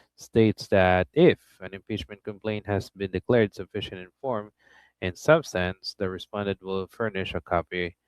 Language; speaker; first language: English; non-native, local second language; Filipino